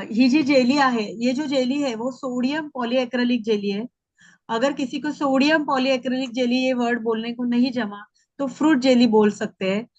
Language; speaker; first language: Hindi; non-native, local second language; Marathi